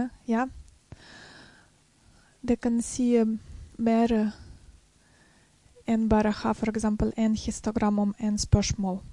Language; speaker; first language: Norwegian; non-native, fluent; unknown